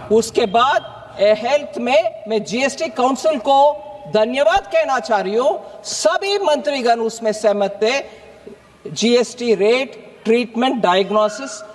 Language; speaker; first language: Hindi; non-native, local second language; Tamil